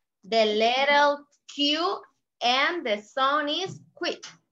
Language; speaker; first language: English; non-native, learner; Spanish